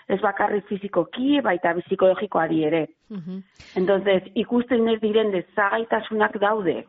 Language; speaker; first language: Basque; non-native, local second language; Spanish